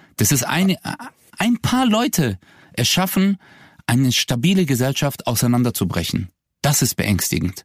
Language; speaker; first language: German; early bilingual, other home language; Turkish